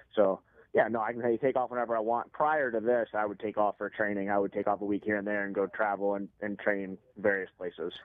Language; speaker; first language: English; native; English